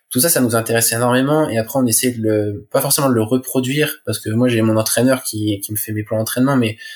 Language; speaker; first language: French; native; French